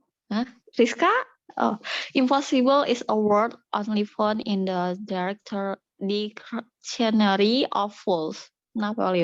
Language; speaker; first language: English; non-native, learner; Indonesian